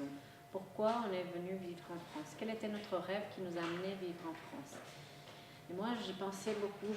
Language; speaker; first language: French; non-native, local second language; Spanish